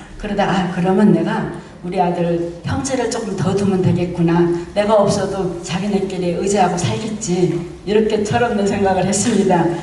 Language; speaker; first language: Korean; native; Korean